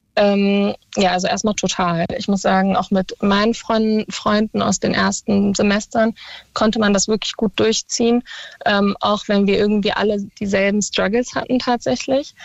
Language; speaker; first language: German; early bilingual, other home language; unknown